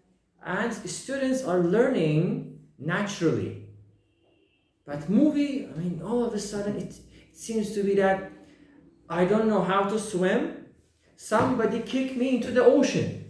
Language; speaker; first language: English; non-native, fluent; Persian